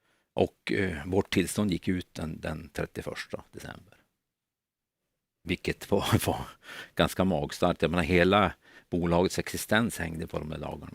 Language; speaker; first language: Swedish; native; Swedish